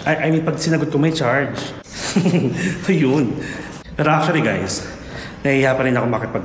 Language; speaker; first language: Filipino; native; Filipino